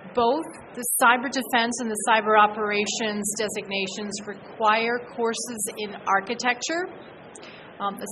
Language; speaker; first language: English; native; English